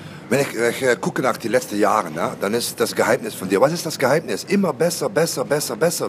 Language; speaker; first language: German; non-native, learner; Dutch